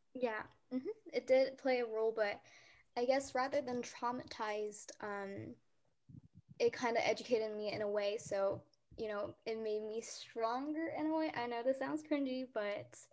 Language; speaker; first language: English; early bilingual, other home language; Korean